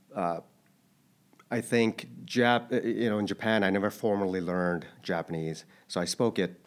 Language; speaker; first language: English; early bilingual, other home language; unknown